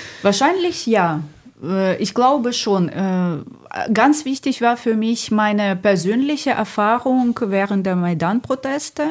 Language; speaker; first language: German; non-native, fluent; Ukrainian